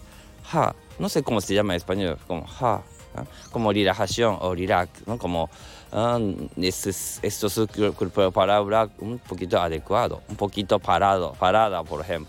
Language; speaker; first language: Spanish; non-native, learner; Japanese